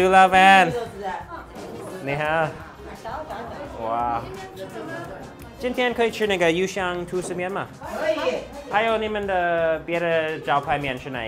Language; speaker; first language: Chinese; non-native, fluent; English